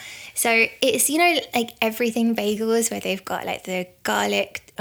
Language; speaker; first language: English; native; English